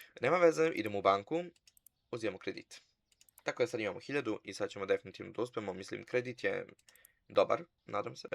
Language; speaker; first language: Bosnian; early bilingual, heritage; Bosnian